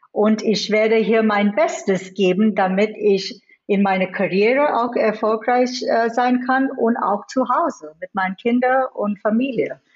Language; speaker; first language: German; non-native, fluent; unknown